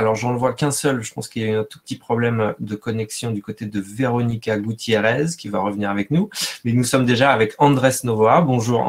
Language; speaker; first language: French; native; French